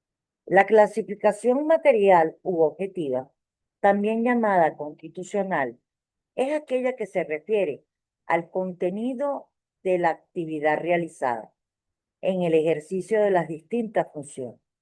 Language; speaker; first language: Spanish; native; Spanish